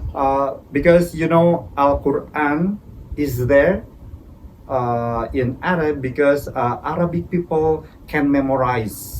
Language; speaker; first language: English; non-native, fluent; Indonesian